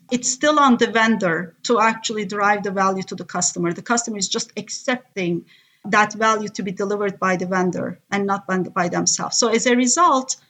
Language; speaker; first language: English; non-native, fluent; Turkish